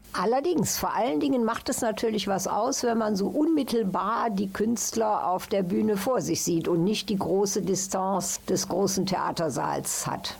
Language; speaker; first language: German; native; German